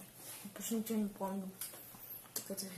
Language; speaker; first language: Russian; early bilingual, heritage; Russian